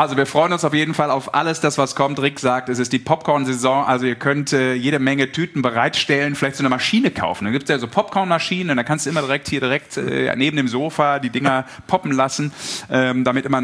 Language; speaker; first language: German; native; German